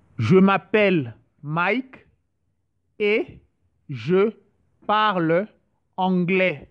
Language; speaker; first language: French; non-native, fluent; English